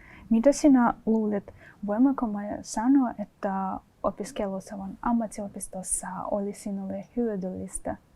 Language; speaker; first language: Finnish; non-native, fluent; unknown